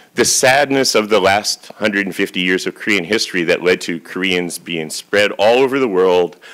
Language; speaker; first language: English; native; English